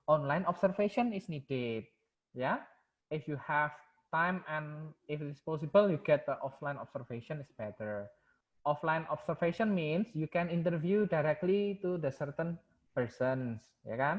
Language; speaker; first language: English; non-native, local second language; Indonesian